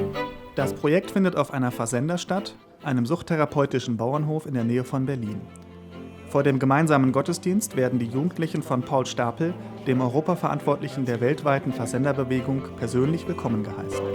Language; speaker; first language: German; native; German